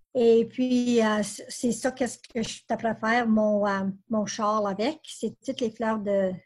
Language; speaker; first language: French; native; French